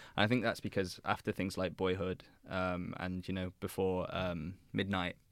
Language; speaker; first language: English; native; English